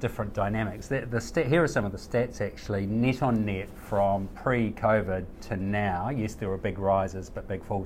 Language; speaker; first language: English; native; English